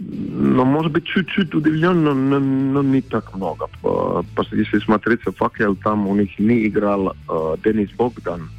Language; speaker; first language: Russian; non-native, fluent; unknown